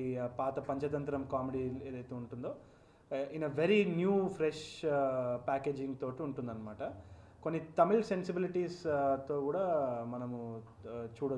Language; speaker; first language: Telugu; native; Telugu